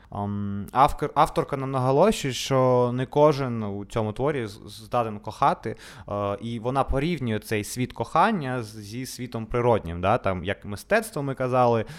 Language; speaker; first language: Ukrainian; non-native, local second language; Russian